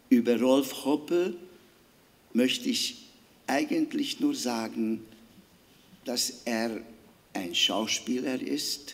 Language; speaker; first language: German; non-native, fluent; Hungarian